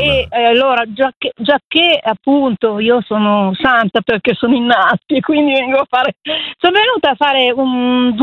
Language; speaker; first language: Italian; native; Italian